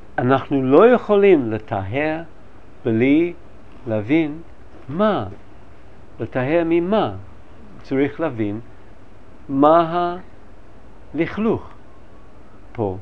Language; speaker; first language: Hebrew; non-native, fluent; English